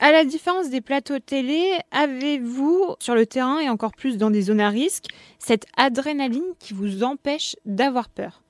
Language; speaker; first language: French; native; French